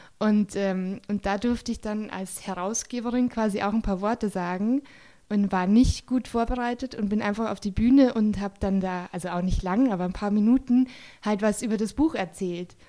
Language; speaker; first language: German; native; German